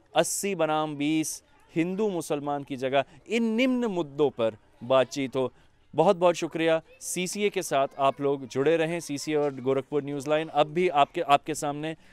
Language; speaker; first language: Hindi; native; Hindi